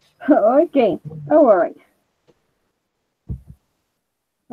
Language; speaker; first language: English; non-native, learner; Spanish